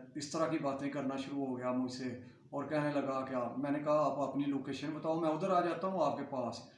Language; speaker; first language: Urdu; non-native, local second language; Punjabi